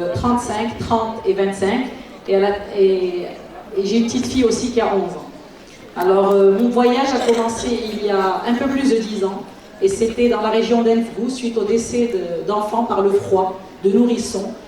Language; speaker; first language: French; non-native, local second language; Arabic